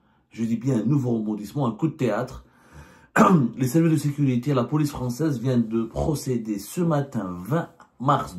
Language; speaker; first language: French; non-native, local second language; Arabic